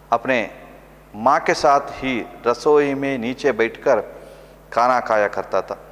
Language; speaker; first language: Hindi; non-native, local second language; Kannada